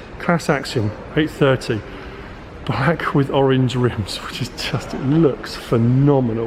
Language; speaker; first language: English; native; English